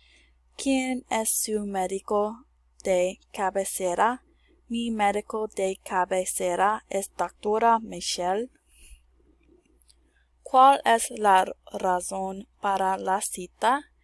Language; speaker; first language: Spanish; non-native, learner; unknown